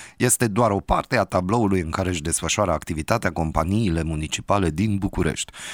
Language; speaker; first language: Romanian; native; Romanian